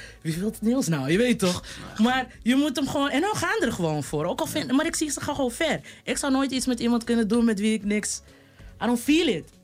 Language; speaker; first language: Dutch; early bilingual, other home language; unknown